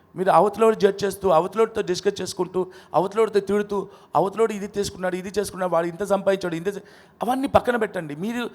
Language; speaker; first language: Telugu; non-native, local second language; Odia